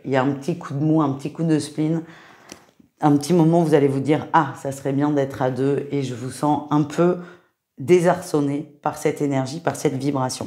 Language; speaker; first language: French; native; French